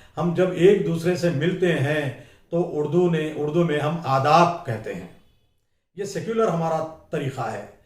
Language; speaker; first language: Urdu; native; Urdu